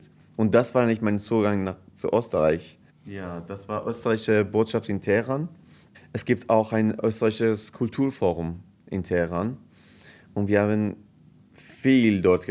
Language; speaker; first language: German; non-native, fluent; Persian